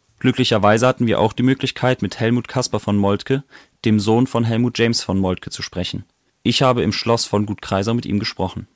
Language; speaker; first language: German; native; German